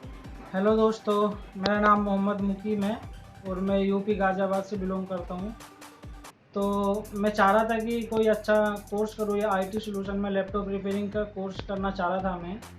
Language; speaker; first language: Hindi; native; Hindi